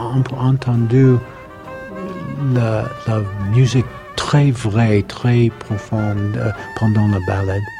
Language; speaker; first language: French; non-native, learner; English